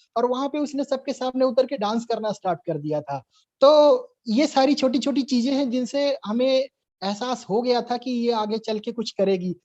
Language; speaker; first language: Hindi; native; Hindi